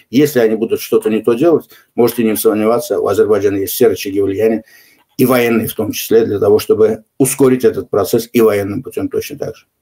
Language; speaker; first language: Russian; non-native, local second language; Azerbaijani